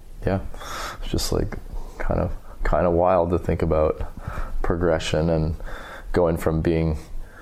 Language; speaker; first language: English; native; English